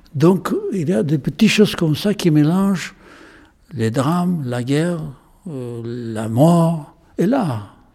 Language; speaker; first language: French; non-native, fluent; Spanish